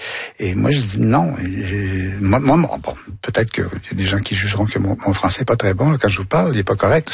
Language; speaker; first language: French; native; French